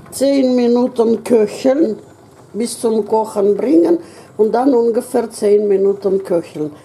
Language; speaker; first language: German; non-native, fluent; Russian